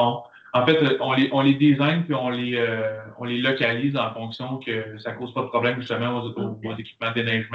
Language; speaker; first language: French; native; French